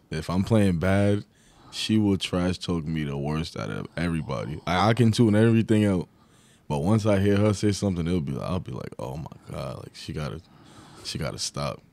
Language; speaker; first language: English; native; English